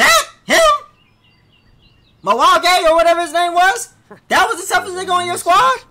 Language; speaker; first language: English; native; English